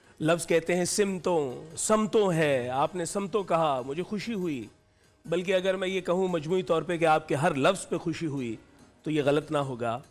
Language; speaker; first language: Urdu; native; Urdu